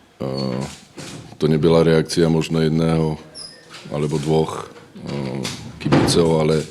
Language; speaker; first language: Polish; non-native, learner; Slovak